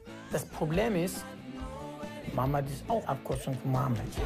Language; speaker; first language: German; non-native, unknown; Persian